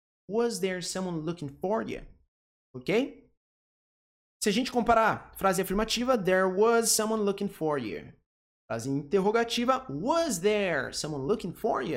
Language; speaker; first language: English; non-native, fluent; Portuguese